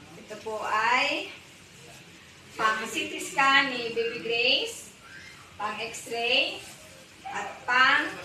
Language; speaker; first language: Filipino; native; Filipino